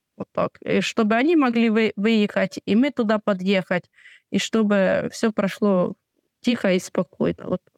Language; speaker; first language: Russian; non-native, local second language; Ukrainian